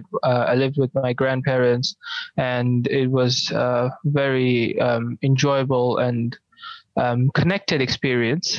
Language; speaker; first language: English; non-native, local second language; Bangla